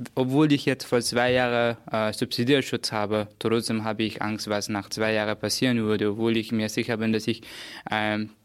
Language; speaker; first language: German; non-native, fluent; Persian